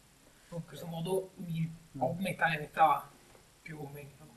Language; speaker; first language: Italian; native; Italian